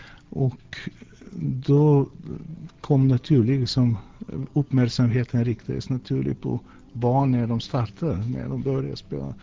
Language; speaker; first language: Swedish; non-native, fluent; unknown